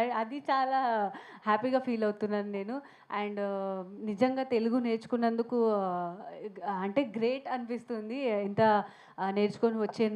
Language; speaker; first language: Telugu; non-native, fluent; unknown